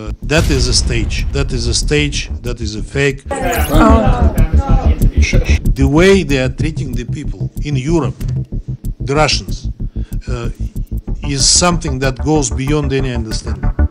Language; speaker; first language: English; non-native, fluent; Russian